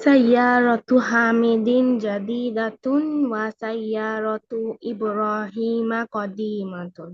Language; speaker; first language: Arabic; non-native, learner; Bangla